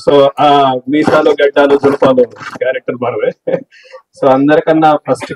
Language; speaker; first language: Telugu; native; Telugu